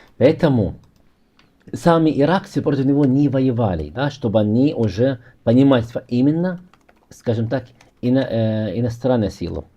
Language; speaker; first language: Russian; non-native, fluent; Arabic